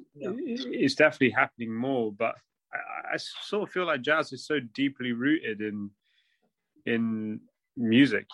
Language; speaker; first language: English; native; English